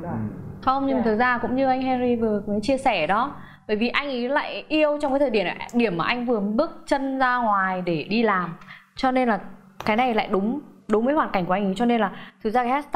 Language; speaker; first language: Vietnamese; native; Vietnamese